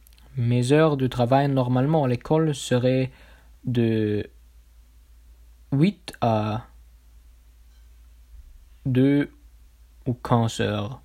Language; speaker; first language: French; non-native, learner; German